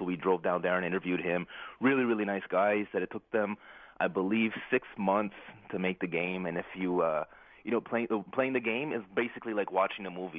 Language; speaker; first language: English; native; English